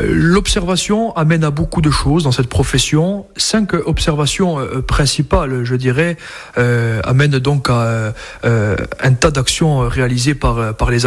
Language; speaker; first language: French; native; French